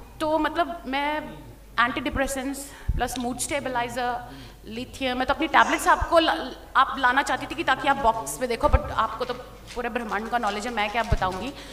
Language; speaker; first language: Hindi; native; Hindi